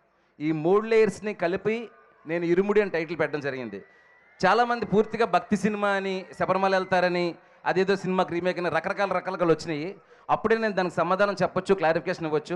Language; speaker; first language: Telugu; native; Telugu